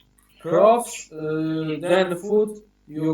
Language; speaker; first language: English; non-native, learner; Polish